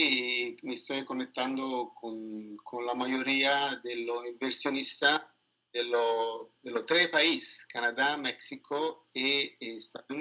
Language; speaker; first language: Spanish; non-native, learner; Italian